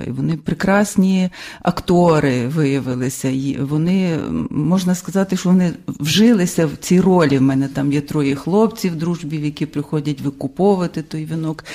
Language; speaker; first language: Ukrainian; native; Ukrainian